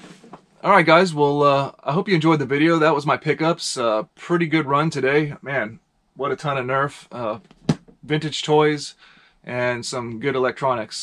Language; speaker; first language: English; native; English